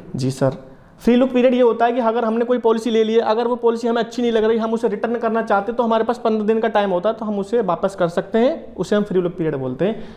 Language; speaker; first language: Hindi; native; Hindi